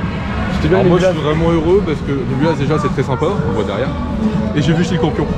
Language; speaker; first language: French; native; French